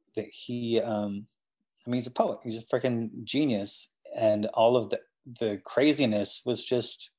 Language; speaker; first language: English; native; English